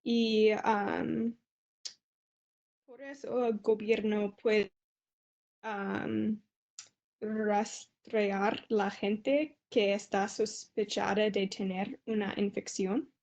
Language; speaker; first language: Spanish; non-native, learner; English